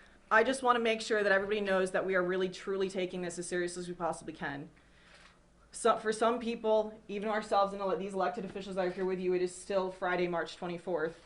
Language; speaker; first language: English; native; English